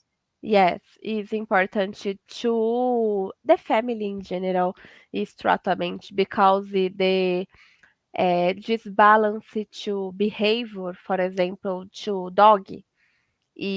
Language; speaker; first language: English; non-native, learner; Portuguese